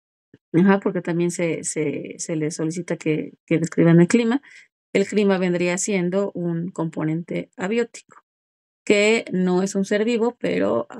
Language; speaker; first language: Spanish; native; Spanish